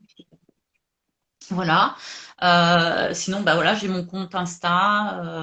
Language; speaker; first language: French; native; French